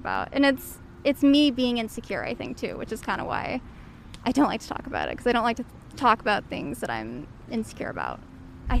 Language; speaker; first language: English; native; English